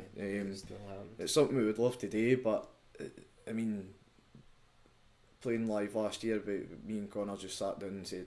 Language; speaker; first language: English; native; English